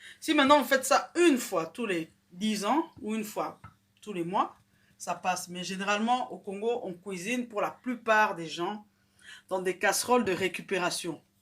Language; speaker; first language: French; non-native, local second language; Lingala